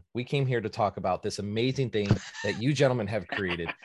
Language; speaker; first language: English; native; English